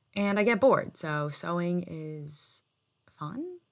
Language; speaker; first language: English; native; English